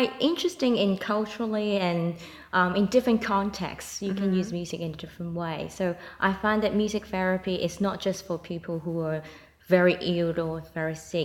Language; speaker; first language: English; non-native, local second language; Cantonese